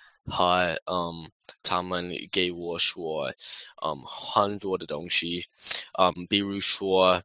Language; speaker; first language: Chinese; non-native, learner; English